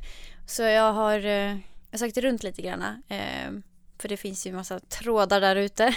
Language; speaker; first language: Swedish; native; Swedish